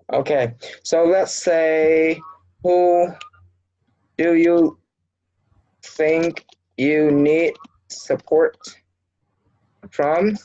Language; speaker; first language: English; non-native, learner; Vietnamese